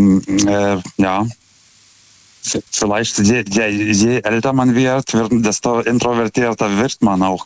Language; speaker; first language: German; native; German